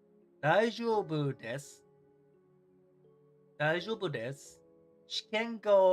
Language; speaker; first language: Japanese; non-native, learner; English